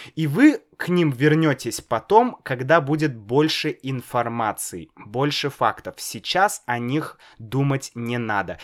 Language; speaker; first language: Russian; native; Russian